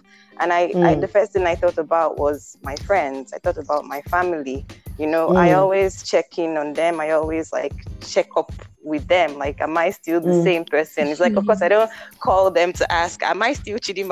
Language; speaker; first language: English; non-native, local second language; Igbo